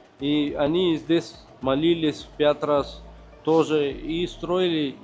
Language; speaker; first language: Russian; non-native, fluent; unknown